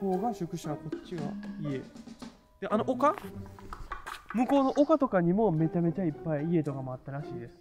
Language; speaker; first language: Japanese; native; Japanese